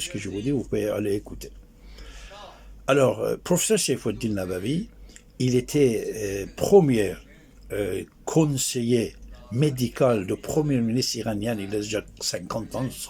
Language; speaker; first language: French; non-native, fluent; Persian